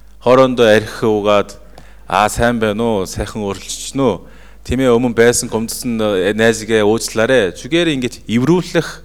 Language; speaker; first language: Mongolian; non-native, fluent; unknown